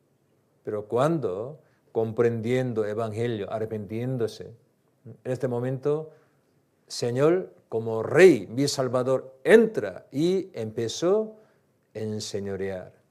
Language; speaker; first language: Spanish; non-native, learner; Korean